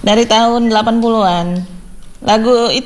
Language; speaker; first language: Indonesian; native; Indonesian